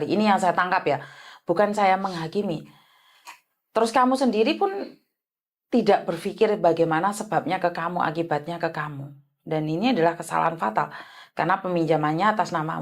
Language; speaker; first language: Malay; native; Malay